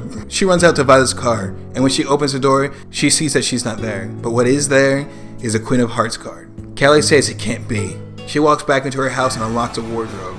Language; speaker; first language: English; native; English